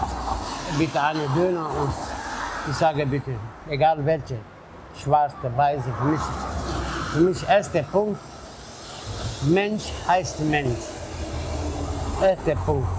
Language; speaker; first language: German; non-native, learner; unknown